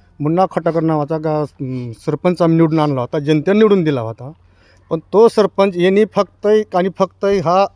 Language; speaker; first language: Marathi; native; Marathi